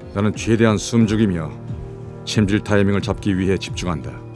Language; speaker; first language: Korean; native; Korean